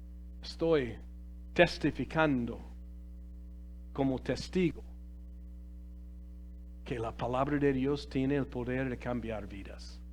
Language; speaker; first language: Spanish; non-native, fluent; English